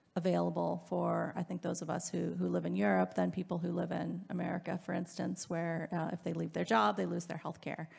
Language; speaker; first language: English; native; English